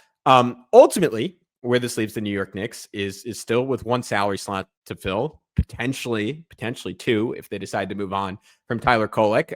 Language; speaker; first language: English; native; English